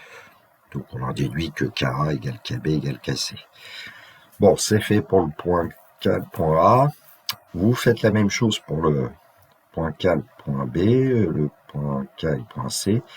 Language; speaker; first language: French; native; French